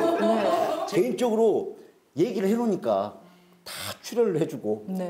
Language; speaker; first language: Korean; native; Korean